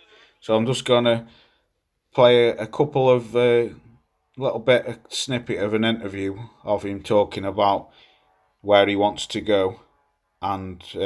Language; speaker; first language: English; native; English